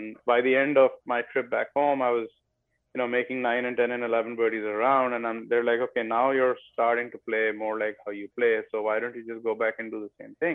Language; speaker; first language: English; non-native, local second language; Bangla